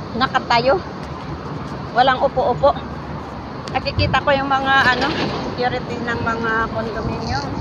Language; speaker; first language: Filipino; non-native, local second language; Iloko